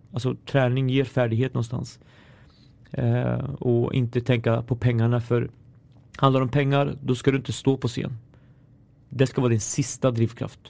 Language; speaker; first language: Swedish; early bilingual, other home language; Arabic